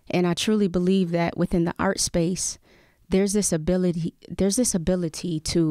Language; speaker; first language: English; native; English